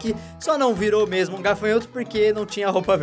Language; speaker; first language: Portuguese; native; Portuguese